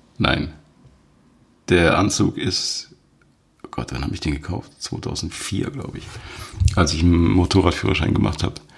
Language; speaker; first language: German; native; German